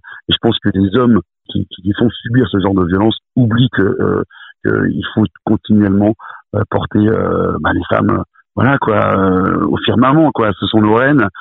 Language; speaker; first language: French; native; French